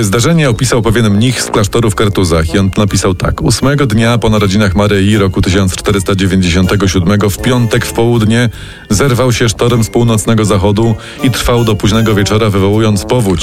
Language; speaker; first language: Polish; native; Polish